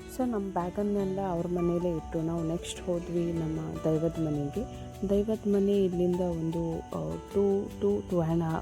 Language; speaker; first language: Kannada; non-native, local second language; Tulu